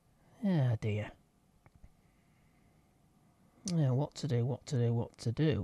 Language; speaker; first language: English; native; English